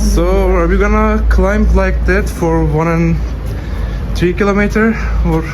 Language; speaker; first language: English; non-native, learner; Turkish